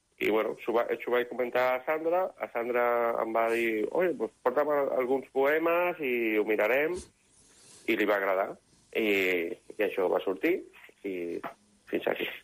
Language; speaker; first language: Catalan; non-native, local second language; Spanish